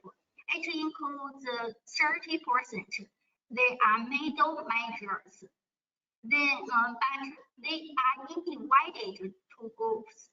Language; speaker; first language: English; non-native, learner; Chinese